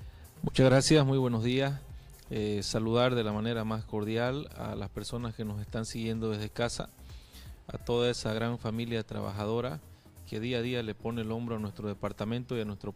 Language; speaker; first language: Spanish; native; Spanish